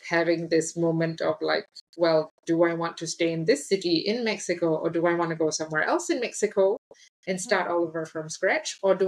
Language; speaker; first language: English; native; English